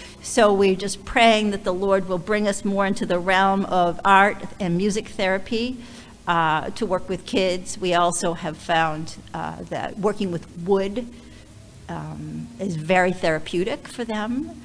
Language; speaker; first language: English; native; English